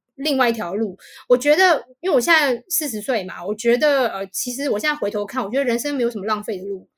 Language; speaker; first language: Chinese; native; Chinese